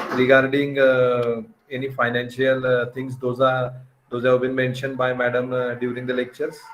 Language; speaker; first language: English; non-native, local second language; Marathi